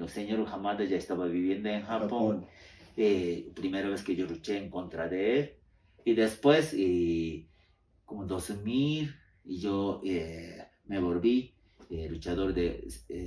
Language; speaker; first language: Spanish; non-native, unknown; Japanese